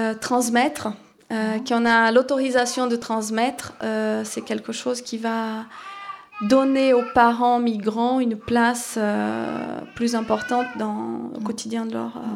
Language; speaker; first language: French; non-native, fluent; Portuguese